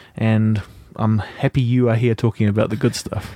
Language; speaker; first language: English; native; English